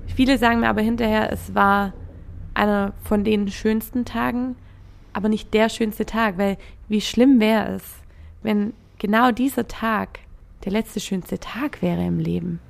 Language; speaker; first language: German; native; German